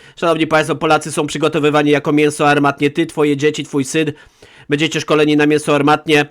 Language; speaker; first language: Polish; native; Polish